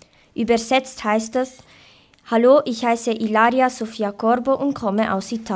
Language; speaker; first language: German; early bilingual, other home language; Italian